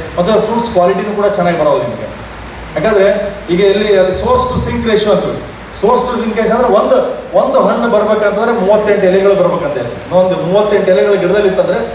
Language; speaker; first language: Kannada; native; Kannada